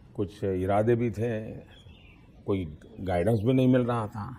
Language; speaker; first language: Hindi; non-native, local second language; Gujarati